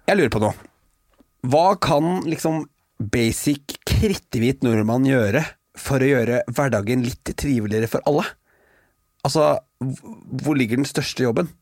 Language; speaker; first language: Norwegian; native; Norwegian